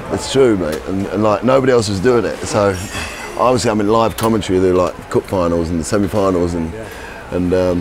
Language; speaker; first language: English; native; English